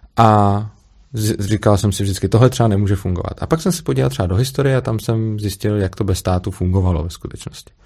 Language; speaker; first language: Czech; native; Czech